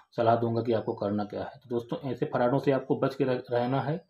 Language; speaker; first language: Hindi; native; Hindi